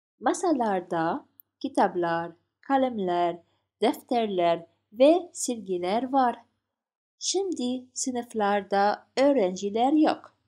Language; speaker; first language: Turkish; non-native, fluent; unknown